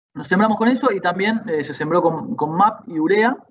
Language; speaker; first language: Spanish; native; Spanish